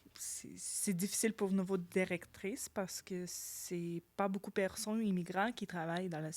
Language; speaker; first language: French; non-native, learner; Ukrainian